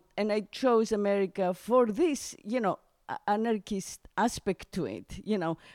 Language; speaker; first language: English; non-native, fluent; Greek